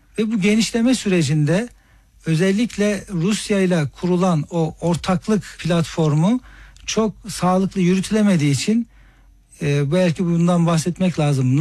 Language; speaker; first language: Turkish; native; Turkish